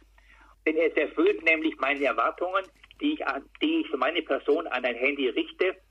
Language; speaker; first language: German; native; German